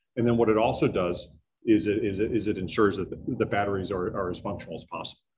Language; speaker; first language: English; native; English